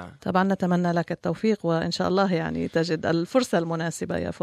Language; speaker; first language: Arabic; native; Arabic